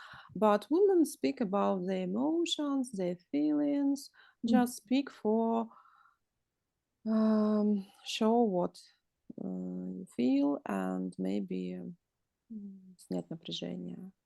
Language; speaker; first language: English; non-native, learner; Russian